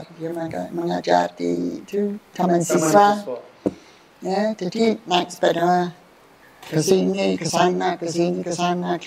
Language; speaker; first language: Indonesian; non-native, fluent; English